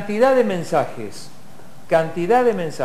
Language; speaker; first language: Spanish; native; Spanish